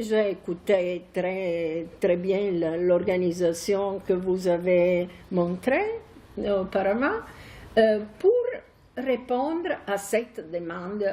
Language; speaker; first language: French; non-native, fluent; Italian